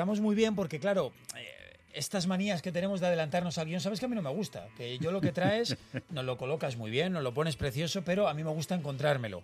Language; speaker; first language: Spanish; native; Spanish